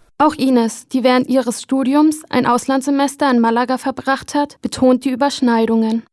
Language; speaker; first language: German; native; German